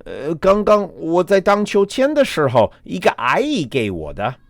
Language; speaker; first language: Chinese; non-native, fluent; English